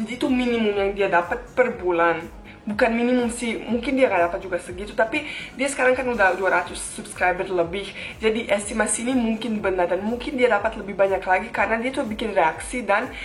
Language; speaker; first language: Indonesian; non-native, fluent; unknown